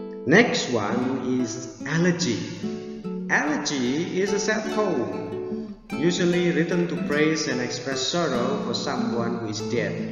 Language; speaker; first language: English; non-native, fluent; Indonesian